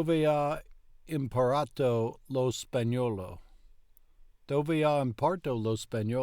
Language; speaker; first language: Italian; non-native, learner; English